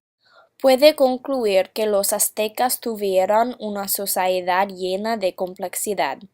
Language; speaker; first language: Spanish; non-native, learner; English